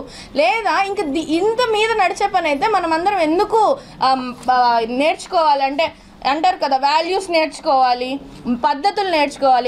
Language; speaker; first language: Telugu; native; Telugu